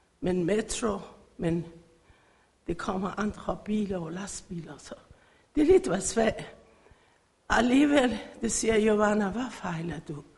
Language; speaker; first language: Danish; non-native, learner; Persian